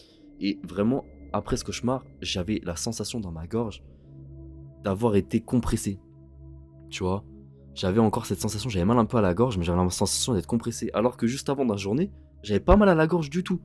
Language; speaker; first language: French; native; French